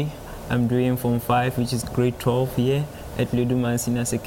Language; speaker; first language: English; non-native, local second language; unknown